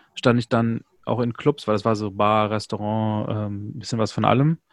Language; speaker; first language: German; native; German